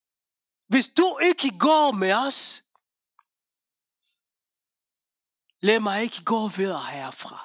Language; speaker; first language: Danish; non-native, fluent; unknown